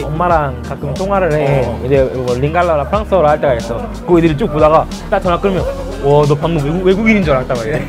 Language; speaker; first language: Korean; early bilingual, other home language; Lingala